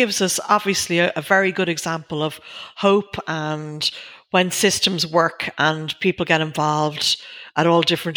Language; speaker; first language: English; native; English